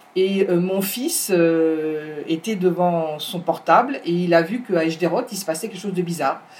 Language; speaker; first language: French; native; French